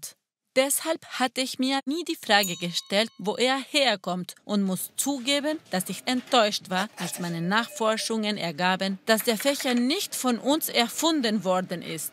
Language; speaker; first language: German; non-native, fluent; Spanish